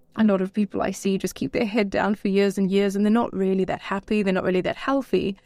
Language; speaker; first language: English; native; English